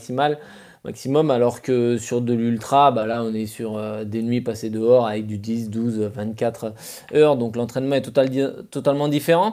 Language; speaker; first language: French; native; French